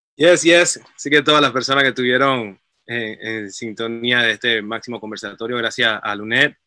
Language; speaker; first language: Spanish; native; Spanish